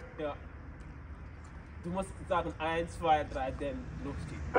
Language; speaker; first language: German; non-native, learner; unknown